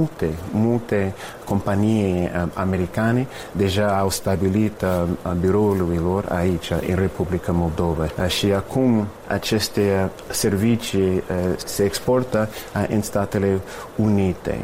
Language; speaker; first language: Romanian; non-native, fluent; English